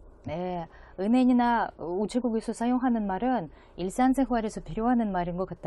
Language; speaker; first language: Korean; non-native, fluent; Russian